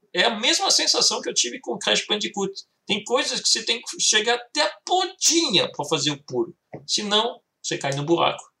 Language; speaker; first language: Portuguese; early bilingual, heritage; Portuguese